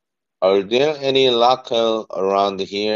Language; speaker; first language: English; non-native, learner; Korean